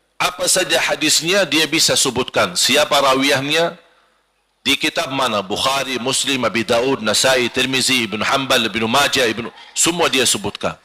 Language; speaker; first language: Malay; non-native, fluent; Arabic